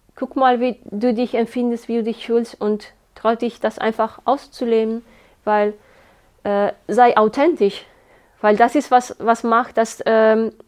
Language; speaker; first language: German; non-native, fluent; Spanish